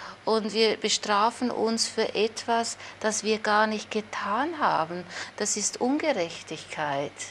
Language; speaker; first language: German; native; German